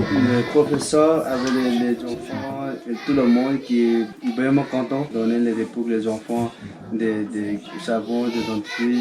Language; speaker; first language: French; non-native, learner; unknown